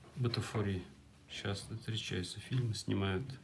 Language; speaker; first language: Russian; non-native, local second language; Kazakh